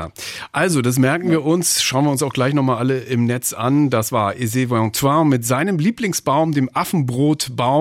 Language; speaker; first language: German; native; German